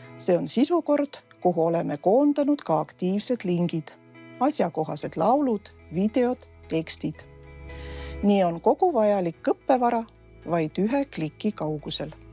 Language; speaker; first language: Estonian; non-native, local second language; Russian